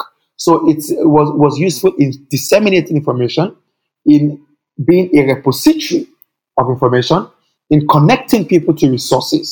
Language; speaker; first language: English; non-native, local second language; Yoruba